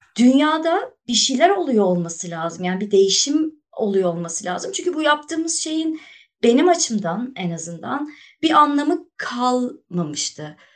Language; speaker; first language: Turkish; native; Turkish